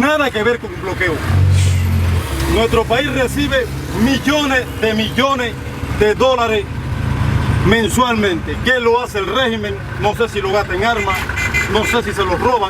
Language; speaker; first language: Spanish; native; Spanish